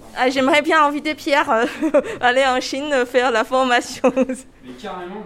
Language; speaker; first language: French; non-native, fluent; Chinese